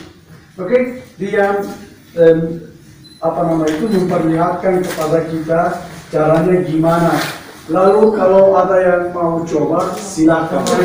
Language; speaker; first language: Indonesian; non-native, fluent; Turkish